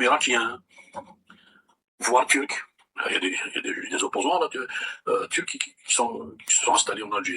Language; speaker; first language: French; non-native, local second language; Kabyle